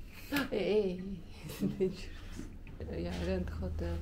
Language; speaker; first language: English; non-native, learner; Russian